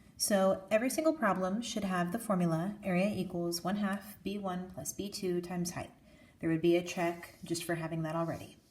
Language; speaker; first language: English; native; English